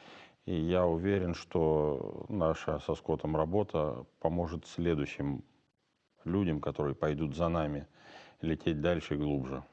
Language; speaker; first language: Russian; native; Russian